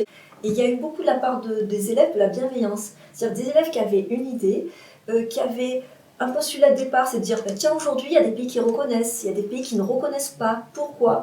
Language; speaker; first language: French; native; French